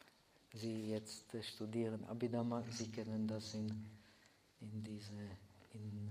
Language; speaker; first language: German; non-native, fluent; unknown